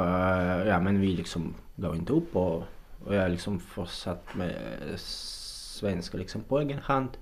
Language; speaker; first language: Swedish; non-native, fluent; Russian